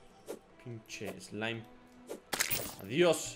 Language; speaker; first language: Spanish; native; Spanish